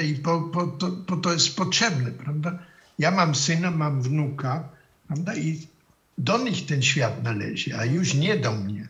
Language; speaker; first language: Polish; non-native, fluent; German